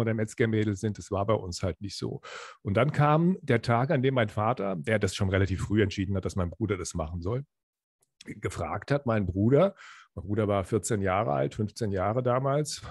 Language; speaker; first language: German; native; German